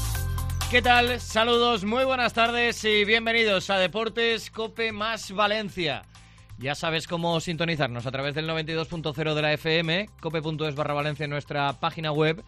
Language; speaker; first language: Spanish; native; Spanish